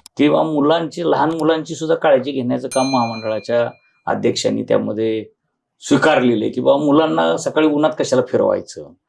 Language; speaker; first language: Marathi; native; Marathi